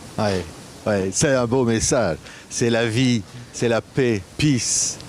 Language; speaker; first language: French; native; French